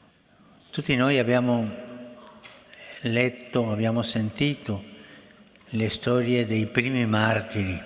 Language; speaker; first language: Italian; non-native, fluent; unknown